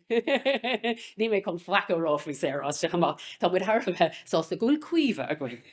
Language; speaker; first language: Irish; non-native, local second language; English